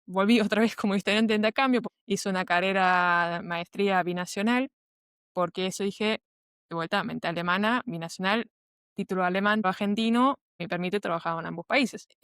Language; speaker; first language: Spanish; non-native, fluent; German